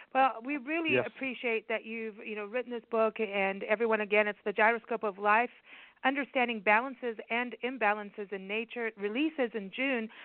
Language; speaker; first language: English; native; English